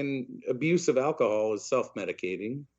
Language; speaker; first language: English; native; English